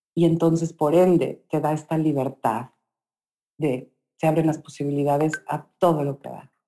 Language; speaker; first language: Spanish; native; Spanish